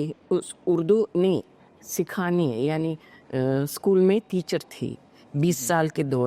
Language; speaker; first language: Hindi; non-native, fluent; Uzbek